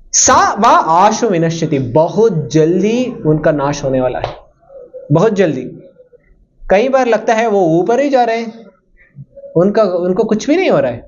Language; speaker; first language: Hindi; non-native, local second language; Kannada